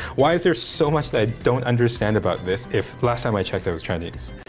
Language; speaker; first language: English; non-native, local second language; Cantonese